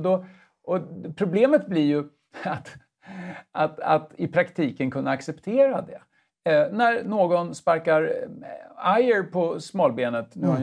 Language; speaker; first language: Swedish; native; Swedish